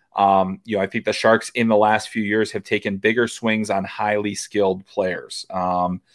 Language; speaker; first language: English; native; English